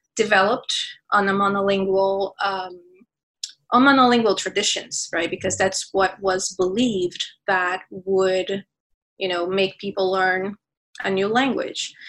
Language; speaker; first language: English; non-native, fluent; Portuguese